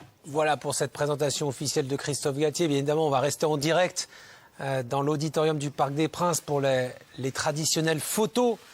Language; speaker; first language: French; native; French